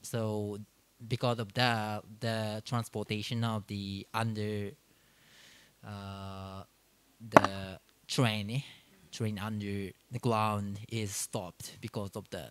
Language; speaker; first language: English; non-native, learner; Japanese